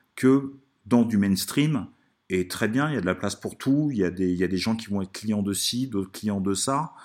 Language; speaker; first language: French; early bilingual, other home language; Italian